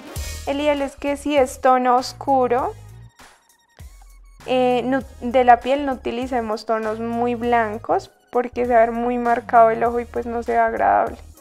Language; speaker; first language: Spanish; native; Spanish